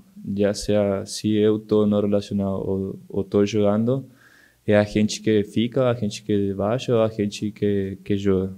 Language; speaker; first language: Portuguese; non-native, local second language; Spanish